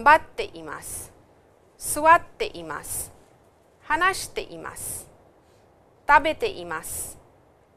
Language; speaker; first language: Japanese; non-native, fluent; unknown